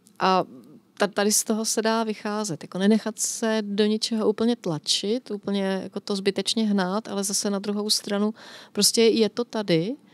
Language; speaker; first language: Czech; native; Czech